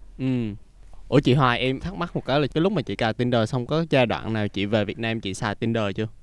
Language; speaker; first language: Vietnamese; native; Vietnamese